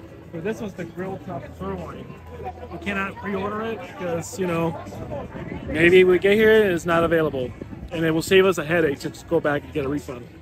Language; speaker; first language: English; early bilingual, other home language; Spanish